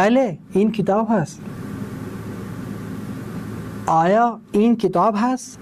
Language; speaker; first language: Persian; non-native, fluent; Urdu